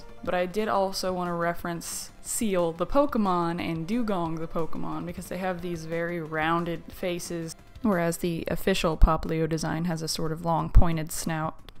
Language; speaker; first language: English; native; English